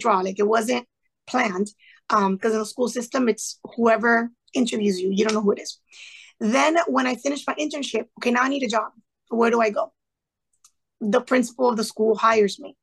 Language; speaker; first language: English; early bilingual, other home language; Spanish